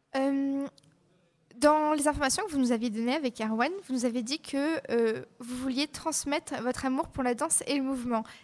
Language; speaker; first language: French; native; French